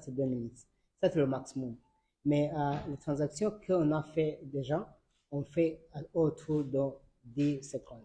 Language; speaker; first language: French; non-native, learner; Arabic